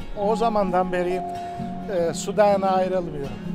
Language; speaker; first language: Turkish; non-native, local second language; Greek